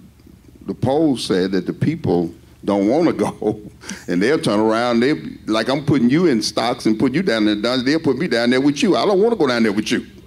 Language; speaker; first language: English; native; English